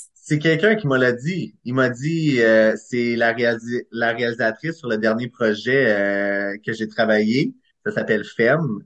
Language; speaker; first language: French; native; French